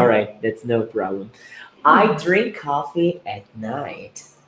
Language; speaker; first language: English; non-native, fluent; Portuguese